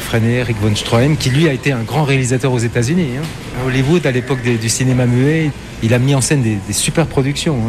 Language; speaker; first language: French; native; French